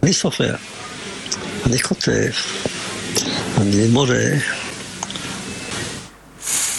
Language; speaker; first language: Hebrew; non-native, fluent; Yiddish